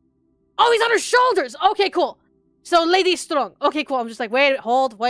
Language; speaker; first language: English; native; English